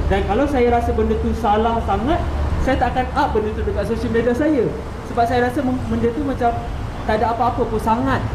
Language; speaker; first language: Malay; native; Malay